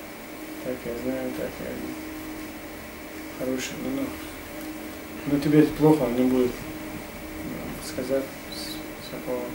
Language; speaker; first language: Russian; non-native, local second language; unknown